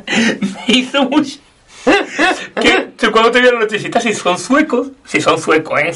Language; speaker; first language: Spanish; native; Spanish